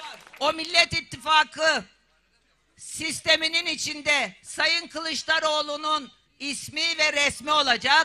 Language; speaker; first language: Turkish; native; Turkish